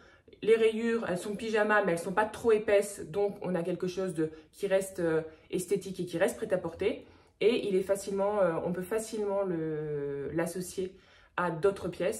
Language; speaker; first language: French; native; French